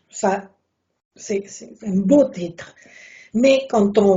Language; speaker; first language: French; non-native, fluent; Spanish